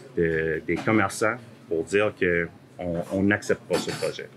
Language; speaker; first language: French; early bilingual, heritage; French